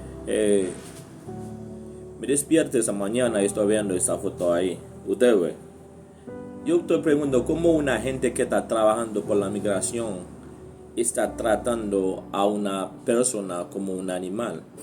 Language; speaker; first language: Spanish; non-native, learner; Haitian Creole